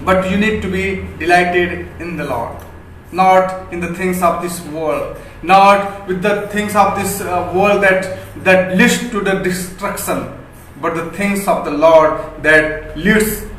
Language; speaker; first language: English; non-native, local second language; Hindi